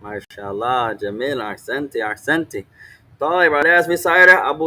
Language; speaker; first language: Arabic; non-native, fluent; English